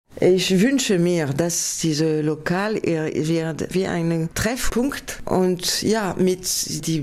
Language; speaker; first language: German; non-native, fluent; French